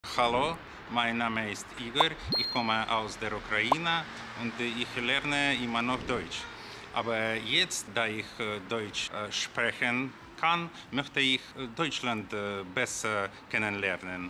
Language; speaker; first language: German; non-native, learner; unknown